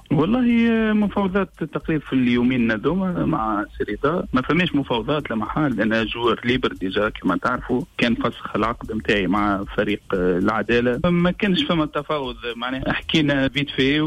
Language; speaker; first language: Arabic; native; Arabic